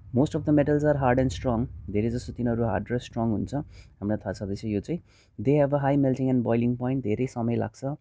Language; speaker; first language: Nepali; non-native, local second language; Hindi